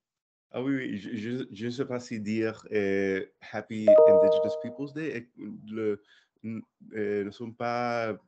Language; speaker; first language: French; non-native, learner; English